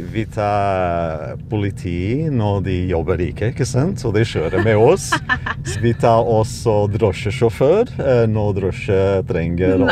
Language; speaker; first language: Norwegian; non-native, learner; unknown